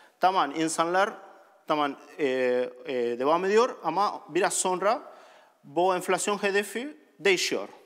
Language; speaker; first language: Turkish; non-native, learner; Spanish